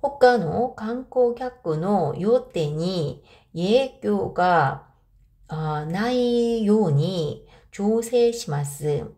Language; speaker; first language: Japanese; non-native, fluent; Korean